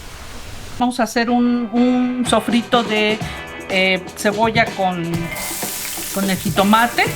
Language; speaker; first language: Spanish; native; Spanish